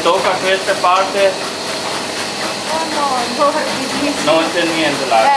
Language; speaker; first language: Italian; non-native, learner; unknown